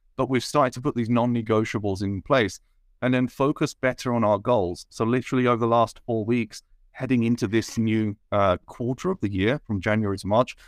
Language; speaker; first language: English; native; English